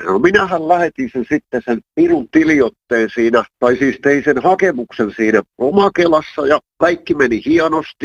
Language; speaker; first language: Finnish; native; Finnish